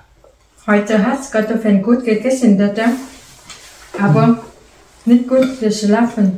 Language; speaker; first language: German; non-native, learner; Vietnamese